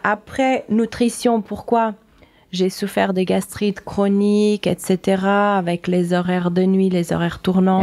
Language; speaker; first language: French; non-native, fluent; Portuguese